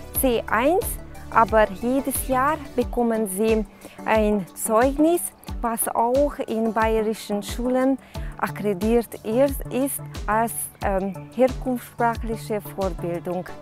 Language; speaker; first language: German; non-native, fluent; Hungarian